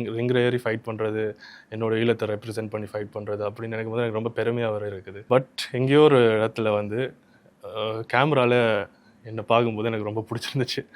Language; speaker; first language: Tamil; early bilingual, heritage; Tamil